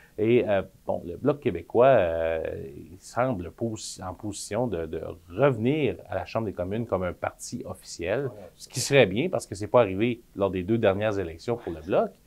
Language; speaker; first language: French; native; French